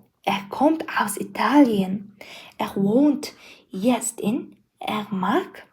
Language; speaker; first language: German; non-native, learner; Mongolian